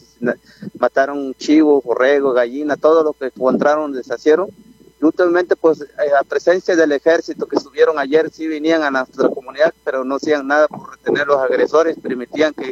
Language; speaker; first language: Spanish; non-native, local second language; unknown